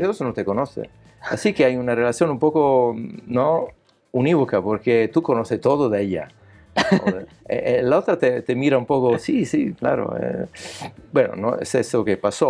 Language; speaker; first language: Spanish; non-native, learner; Italian